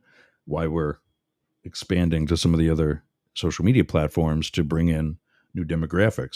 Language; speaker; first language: English; native; English